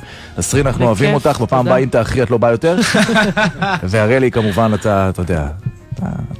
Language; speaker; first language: Hebrew; native; Hebrew